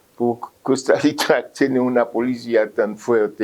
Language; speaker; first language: Spanish; non-native, fluent; French